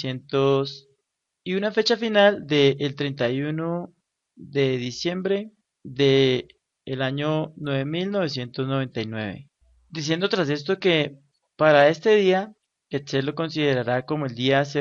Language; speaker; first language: Spanish; native; Spanish